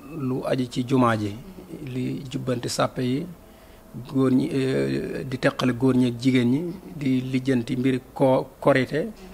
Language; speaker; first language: Wolof; native; Wolof